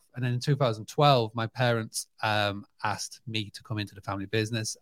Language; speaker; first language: English; native; English